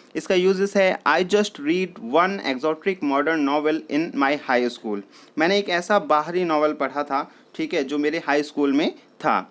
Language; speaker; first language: Hindi; native; Hindi